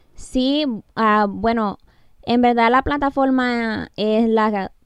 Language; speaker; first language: Spanish; early bilingual, heritage; Spanish